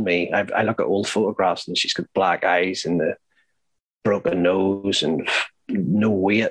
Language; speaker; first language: English; native; English